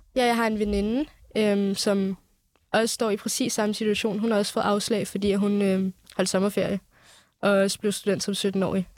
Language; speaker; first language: Danish; early bilingual, other home language; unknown